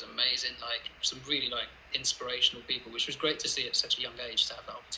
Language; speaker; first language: English; native; English